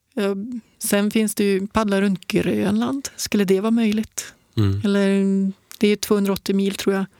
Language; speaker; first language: Swedish; native; Swedish